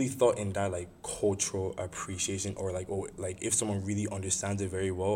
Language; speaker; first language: English; non-native, local second language; Igbo